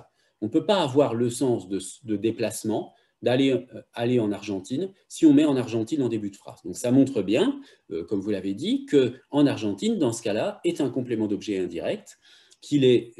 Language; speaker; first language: French; native; French